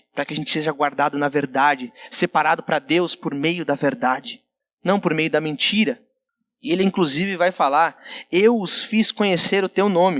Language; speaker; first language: Portuguese; native; Portuguese